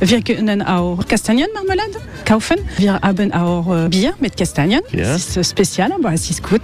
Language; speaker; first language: German; non-native, learner; French